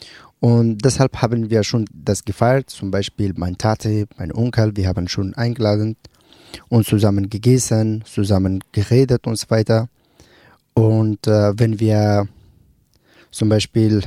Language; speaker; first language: German; non-native, learner; Persian